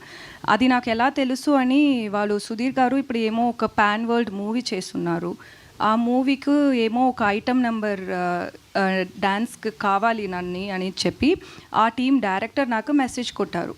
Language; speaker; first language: Telugu; non-native, learner; Tamil